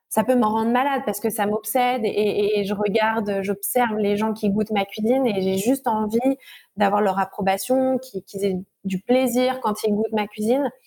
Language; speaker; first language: French; native; French